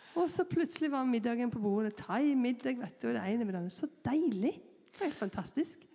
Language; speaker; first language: Norwegian; native; Norwegian